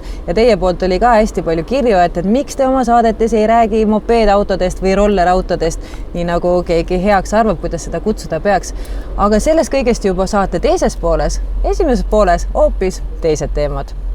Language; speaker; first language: Estonian; native; Estonian